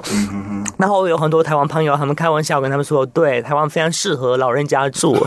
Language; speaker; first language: Chinese; non-native, fluent; Italian